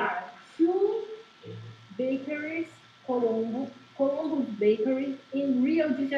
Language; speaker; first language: English; non-native, learner; Portuguese